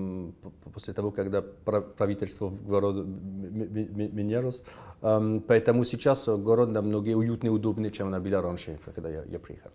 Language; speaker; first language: Russian; non-native, fluent; French